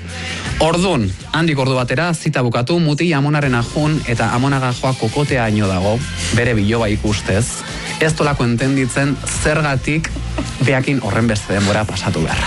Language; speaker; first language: Basque; native; Basque